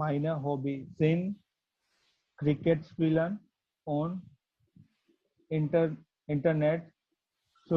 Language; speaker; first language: German; non-native, learner; Gujarati